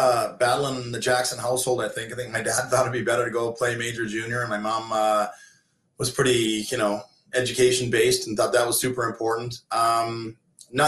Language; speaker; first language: English; native; English